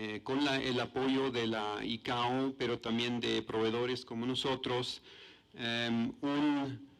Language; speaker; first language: Spanish; non-native, fluent; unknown